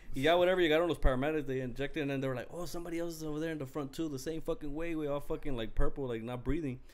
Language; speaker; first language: English; early bilingual, other home language; Spanish